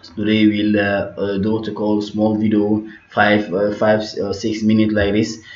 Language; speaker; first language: English; non-native, learner; French